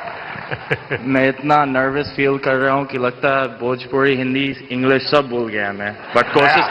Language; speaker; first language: Hindi; non-native, fluent; English